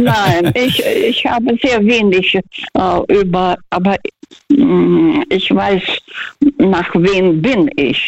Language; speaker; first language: German; non-native, fluent; Russian